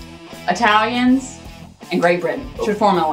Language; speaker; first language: English; native; English